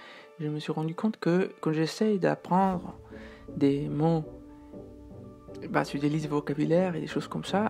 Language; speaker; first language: French; non-native, fluent; Spanish